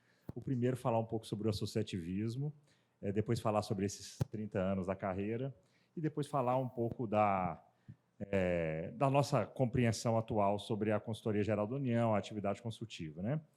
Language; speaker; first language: Portuguese; native; Portuguese